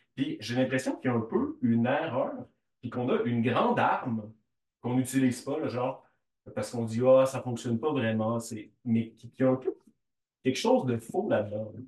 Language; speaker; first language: French; native; French